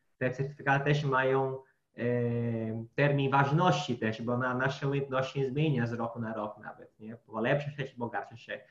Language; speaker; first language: Polish; non-native, fluent; Portuguese